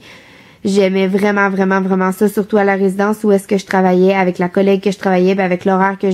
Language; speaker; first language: French; native; French